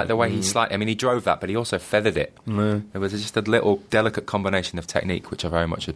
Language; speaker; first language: English; native; English